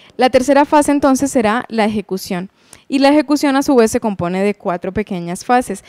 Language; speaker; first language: Spanish; native; Spanish